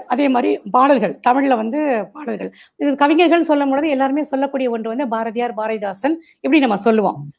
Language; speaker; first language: Tamil; non-native, local second language; Marathi